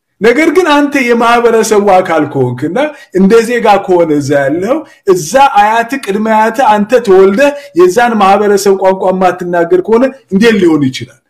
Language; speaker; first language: Amharic; non-native, local second language; Oromo